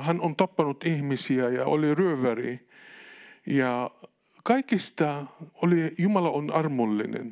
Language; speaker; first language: Finnish; non-native, learner; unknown